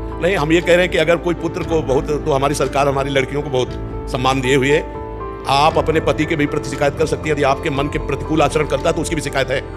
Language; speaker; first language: Hindi; native; Hindi